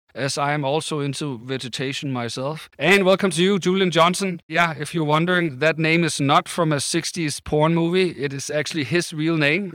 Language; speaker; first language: English; non-native, fluent; Danish